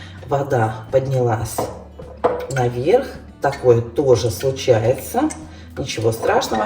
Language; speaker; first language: Russian; native; Russian